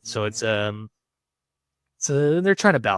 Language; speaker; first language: English; native; English